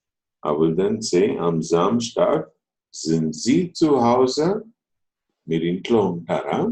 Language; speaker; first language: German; non-native, fluent; Telugu